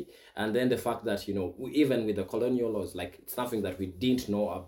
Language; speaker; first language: English; non-native, local second language; Ganda